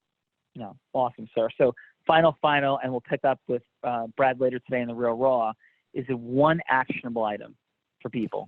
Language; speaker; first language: English; native; English